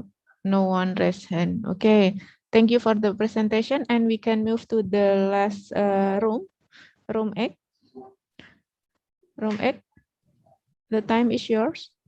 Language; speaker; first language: English; non-native, learner; Indonesian